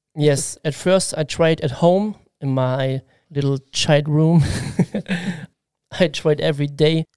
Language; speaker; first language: English; non-native, learner; German